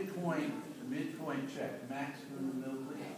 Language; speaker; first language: English; native; English